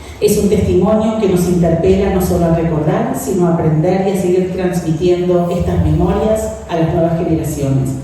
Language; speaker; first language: Spanish; native; Spanish